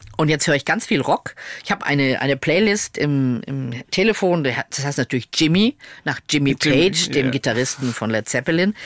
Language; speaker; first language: German; native; German